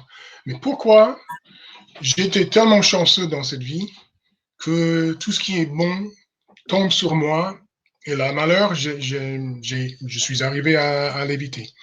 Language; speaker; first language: French; non-native, fluent; English